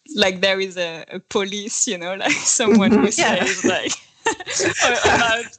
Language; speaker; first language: English; non-native, fluent; French